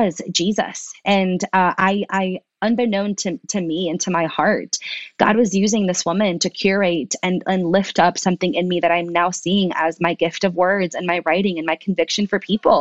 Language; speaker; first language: English; early bilingual, other home language; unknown